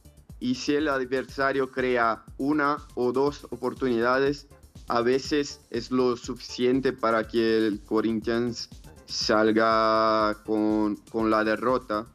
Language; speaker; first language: Spanish; non-native, fluent; Portuguese